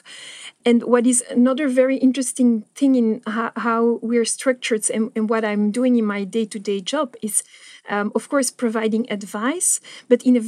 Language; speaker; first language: English; non-native, fluent; Dutch